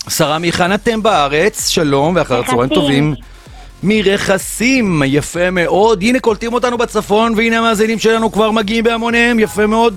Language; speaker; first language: Hebrew; native; Hebrew